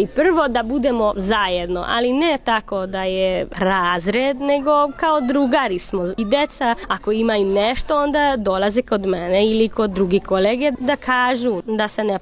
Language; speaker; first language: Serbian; non-native, local second language; Hungarian